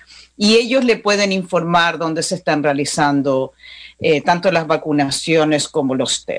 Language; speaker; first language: Spanish; native; Spanish